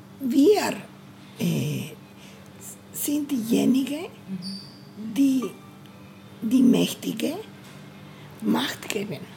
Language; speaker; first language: German; non-native, learner; Spanish